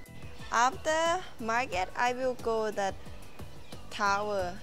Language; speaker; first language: English; non-native, learner; Thai